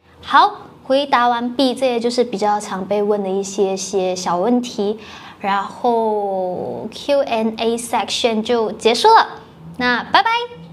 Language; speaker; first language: Chinese; native; Chinese